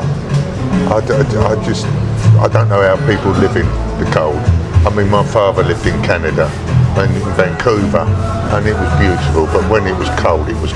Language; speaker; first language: English; native; English